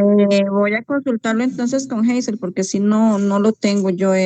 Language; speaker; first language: Spanish; native; Spanish